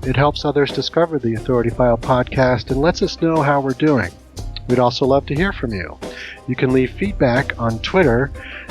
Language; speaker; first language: English; native; English